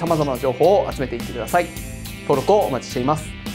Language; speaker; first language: Japanese; native; Japanese